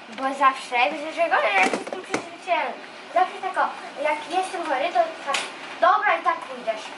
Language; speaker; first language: Polish; early bilingual, heritage; Polish